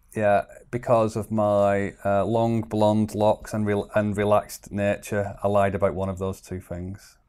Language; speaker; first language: English; native; English